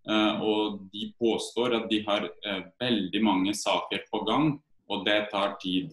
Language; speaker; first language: Norwegian; non-native, fluent; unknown